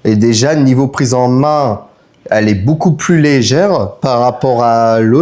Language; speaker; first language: French; native; French